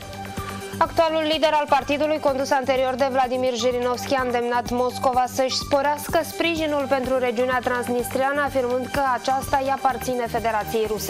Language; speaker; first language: Romanian; native; Romanian